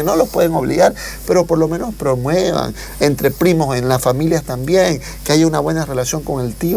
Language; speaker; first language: Spanish; native; Spanish